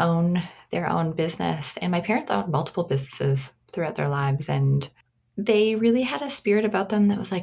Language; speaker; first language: English; native; English